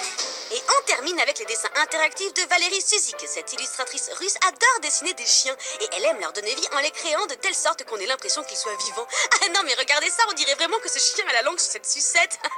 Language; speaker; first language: French; native; French